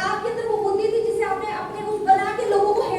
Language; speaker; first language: Hindi; native; Hindi